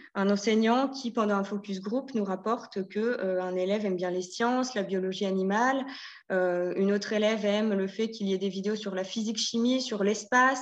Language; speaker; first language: French; native; French